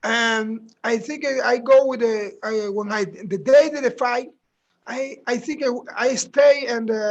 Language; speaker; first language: English; non-native, learner; Spanish